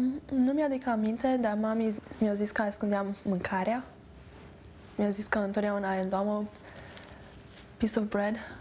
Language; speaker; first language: Romanian; early bilingual, heritage; Romanian